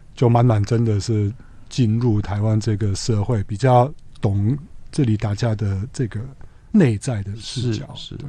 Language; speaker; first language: Chinese; non-native, fluent; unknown